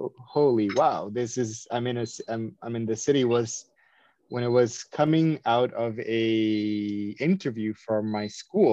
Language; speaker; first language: English; non-native, fluent; Spanish